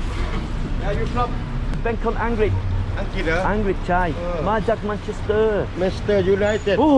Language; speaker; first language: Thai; non-native, learner; English